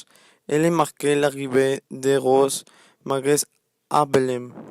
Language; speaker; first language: French; non-native, learner; Spanish